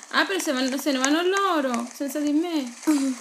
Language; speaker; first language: Italian; non-native, fluent; Spanish